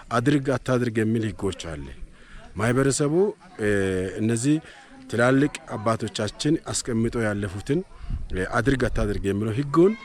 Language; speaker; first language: Amharic; non-native, local second language; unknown